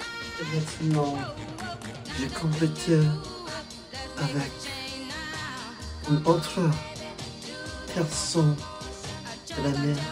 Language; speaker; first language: French; non-native, learner; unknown